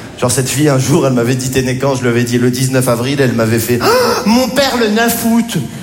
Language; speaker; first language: French; native; French